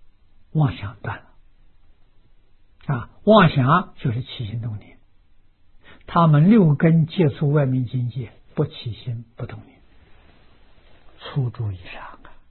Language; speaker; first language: Chinese; native; Chinese